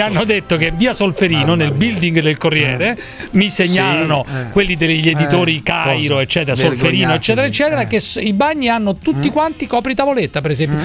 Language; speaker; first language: Italian; native; Italian